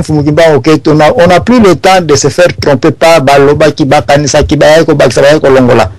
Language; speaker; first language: French; non-native, local second language; Lingala